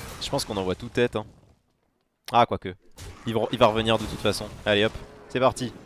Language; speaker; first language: French; native; French